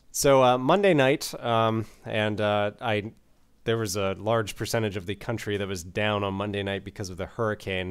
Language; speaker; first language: English; native; English